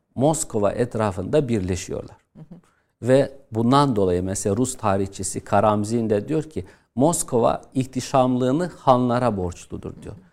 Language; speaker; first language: Turkish; non-native, fluent; Tatar